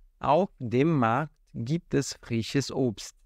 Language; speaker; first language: German; non-native, fluent; Portuguese